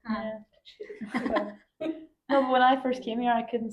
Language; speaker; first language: English; native; English